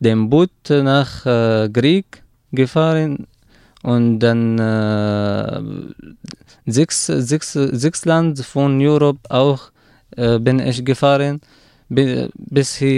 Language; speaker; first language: German; non-native, learner; Arabic